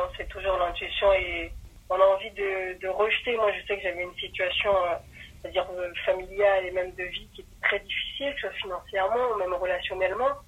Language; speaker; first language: French; early bilingual, other home language; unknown